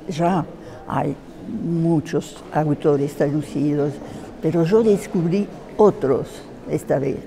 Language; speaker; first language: Spanish; non-native, fluent; French